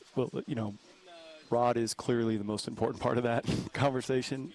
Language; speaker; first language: English; native; English